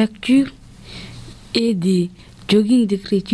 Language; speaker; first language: French; early bilingual, other home language; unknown